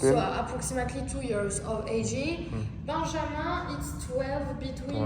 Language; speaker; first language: English; non-native, fluent; French